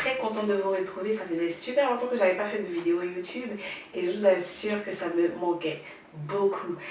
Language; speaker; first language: French; native; French